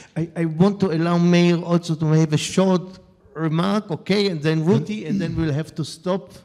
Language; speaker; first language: English; non-native, fluent; Hebrew